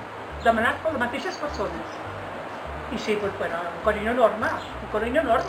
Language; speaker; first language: Catalan; native; Catalan